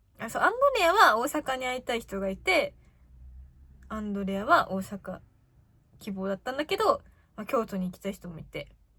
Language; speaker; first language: Japanese; native; Japanese